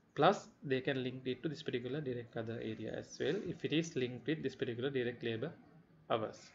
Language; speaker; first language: English; non-native, local second language; Sinhala